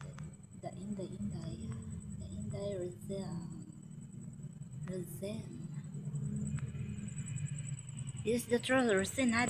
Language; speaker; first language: English; non-native, local second language; Filipino